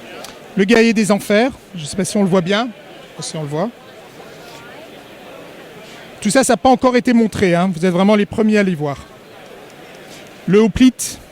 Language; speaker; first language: French; native; French